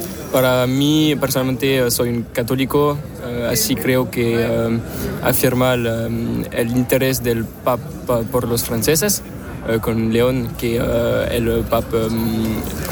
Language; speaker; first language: Spanish; non-native, learner; French